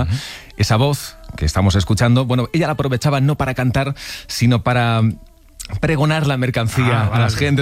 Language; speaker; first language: Spanish; native; Spanish